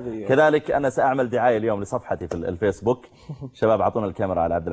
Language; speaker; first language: Arabic; native; Arabic